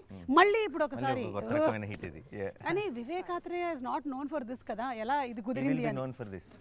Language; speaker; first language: Telugu; native; Telugu